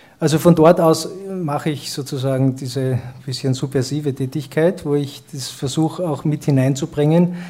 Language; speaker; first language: German; native; German